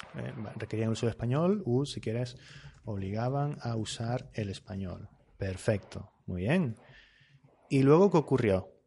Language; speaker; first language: Spanish; native; Spanish